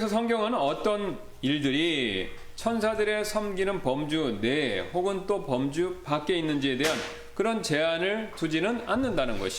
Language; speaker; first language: Korean; native; Korean